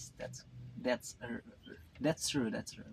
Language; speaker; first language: English; non-native, learner; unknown